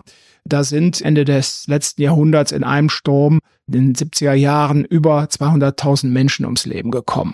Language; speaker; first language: German; native; German